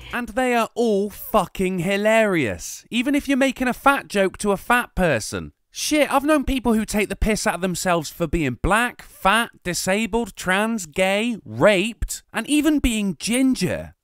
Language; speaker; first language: English; native; English